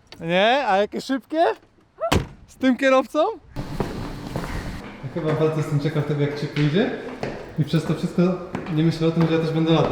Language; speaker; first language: Polish; native; Polish